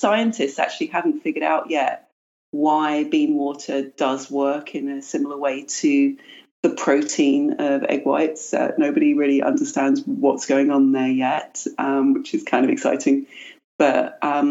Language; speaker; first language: English; native; English